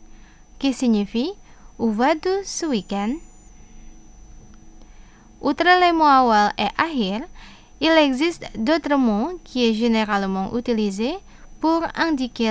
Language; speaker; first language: French; non-native, fluent; Indonesian